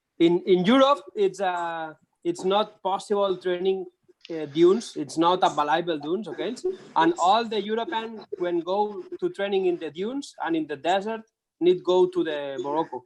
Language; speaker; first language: English; non-native, learner; Spanish